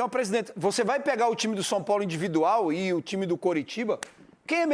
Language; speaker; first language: Portuguese; native; Portuguese